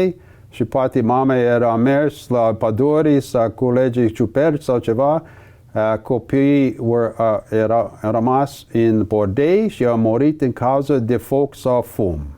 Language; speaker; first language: Romanian; early bilingual, heritage; English